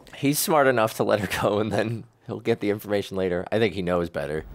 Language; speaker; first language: English; native; English